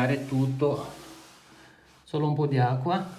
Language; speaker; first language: Italian; non-native, fluent; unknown